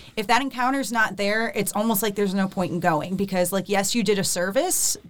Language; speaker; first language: English; native; English